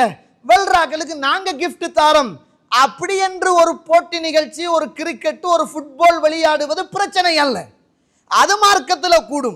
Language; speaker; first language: Tamil; native; Tamil